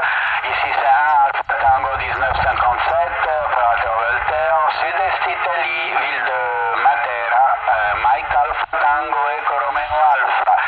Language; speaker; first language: French; early bilingual, heritage; Italian